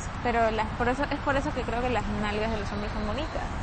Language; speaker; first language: Spanish; native; Spanish